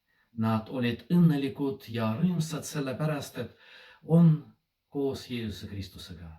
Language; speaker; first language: Estonian; non-native, fluent; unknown